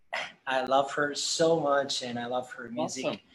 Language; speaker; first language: English; non-native, fluent; Spanish